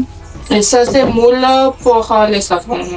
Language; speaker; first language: French; non-native, local second language; Malagasy